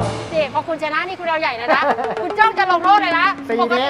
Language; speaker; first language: Thai; native; Thai